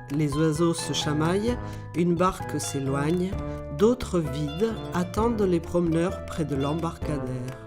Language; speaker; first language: French; native; French